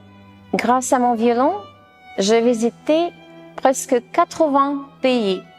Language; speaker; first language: French; non-native, fluent; Russian